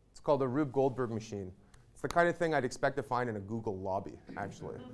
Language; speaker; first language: English; native; English